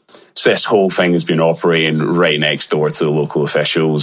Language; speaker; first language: English; native; English